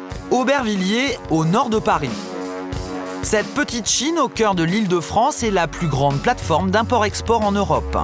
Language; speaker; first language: French; native; French